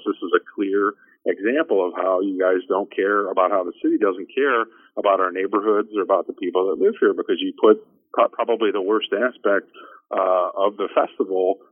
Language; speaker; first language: English; native; English